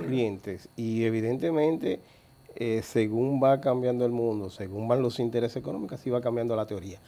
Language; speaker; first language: Spanish; native; Spanish